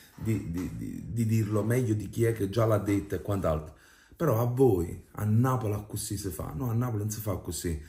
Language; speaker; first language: Italian; native; Italian